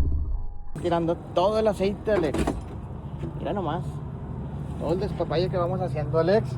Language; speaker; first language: Spanish; native; Spanish